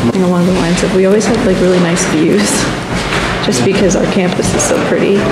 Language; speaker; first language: English; native; English